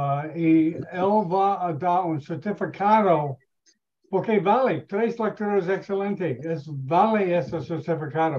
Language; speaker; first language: Spanish; non-native, learner; English